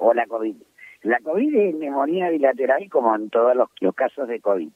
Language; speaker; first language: Spanish; native; Spanish